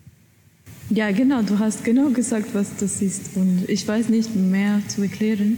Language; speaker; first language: German; non-native, learner; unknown